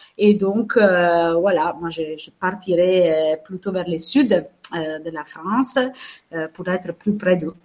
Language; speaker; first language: French; non-native, fluent; Italian